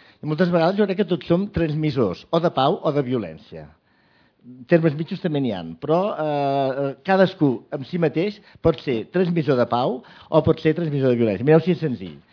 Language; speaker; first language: Catalan; native; Catalan